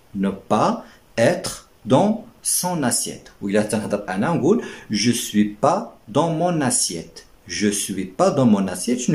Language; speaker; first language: French; non-native, local second language; Arabic